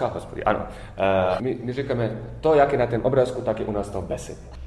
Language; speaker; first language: Czech; early bilingual, heritage; Czech